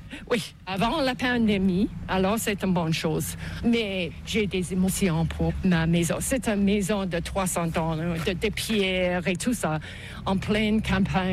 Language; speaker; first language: French; non-native, local second language; English